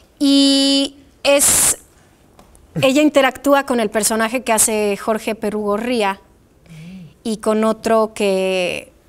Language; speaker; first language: Spanish; early bilingual, other home language; Polish